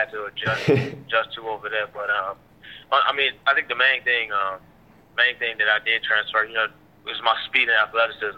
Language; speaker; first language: English; native; English